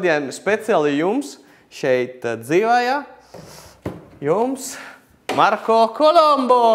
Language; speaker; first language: Latvian; non-native, learner; Italian